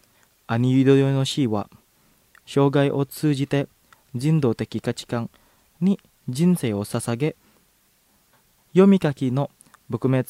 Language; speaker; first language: Japanese; non-native, fluent; Indonesian